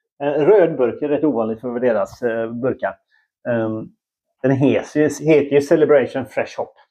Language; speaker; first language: Swedish; native; Swedish